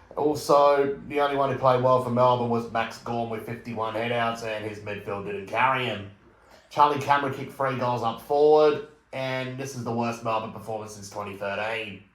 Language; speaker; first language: English; native; English